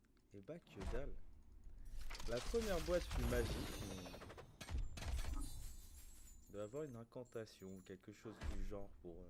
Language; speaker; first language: French; native; French